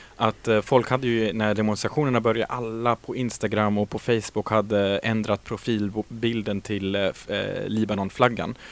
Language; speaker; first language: Swedish; native; Swedish